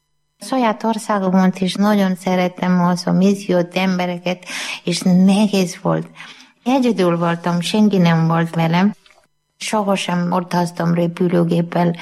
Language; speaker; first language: Hungarian; non-native, learner; Malayalam